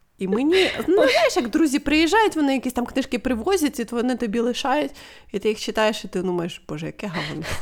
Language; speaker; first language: Ukrainian; non-native, local second language; Russian